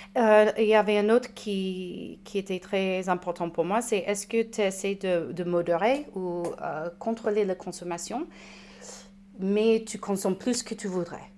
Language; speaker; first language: French; non-native, fluent; English